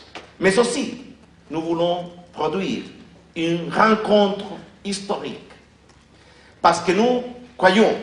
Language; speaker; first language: French; non-native, fluent; Spanish